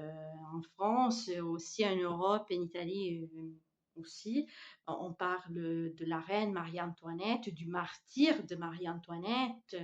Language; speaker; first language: French; non-native, fluent; Italian